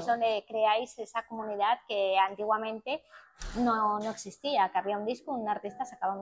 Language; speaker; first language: Spanish; native; Spanish